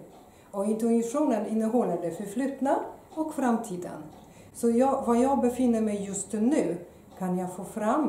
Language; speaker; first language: Swedish; non-native, fluent; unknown